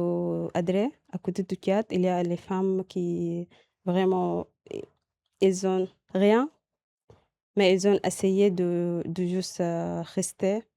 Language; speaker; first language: French; non-native, local second language; Arabic